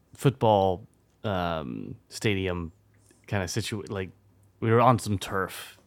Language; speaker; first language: English; early bilingual, other home language; French